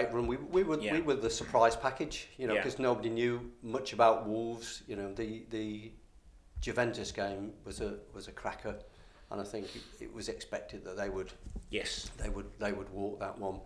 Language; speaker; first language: English; native; English